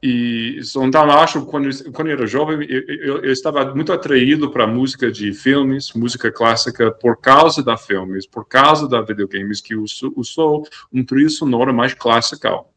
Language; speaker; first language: Portuguese; non-native, fluent; English